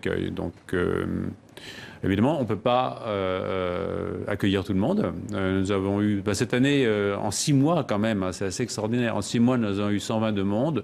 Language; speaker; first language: French; native; French